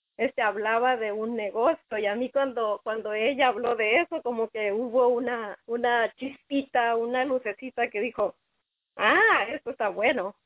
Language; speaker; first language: Spanish; native; Spanish